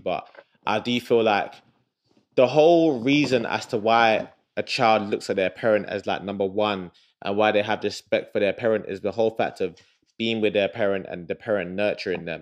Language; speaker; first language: English; native; English